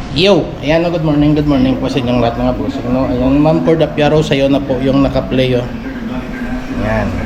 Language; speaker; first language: Filipino; non-native, local second language; Hiligaynon